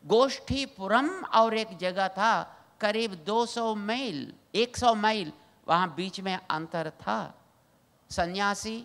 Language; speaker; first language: Hindi; non-native, local second language; Telugu